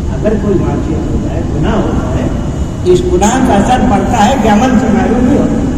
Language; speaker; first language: Urdu; native; Urdu